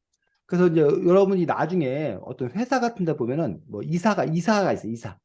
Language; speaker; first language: Korean; native; Korean